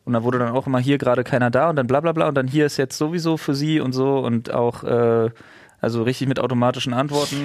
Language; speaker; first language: German; native; German